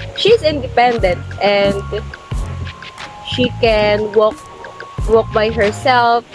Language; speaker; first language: English; non-native, local second language; Filipino